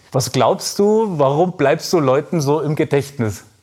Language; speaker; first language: German; native; German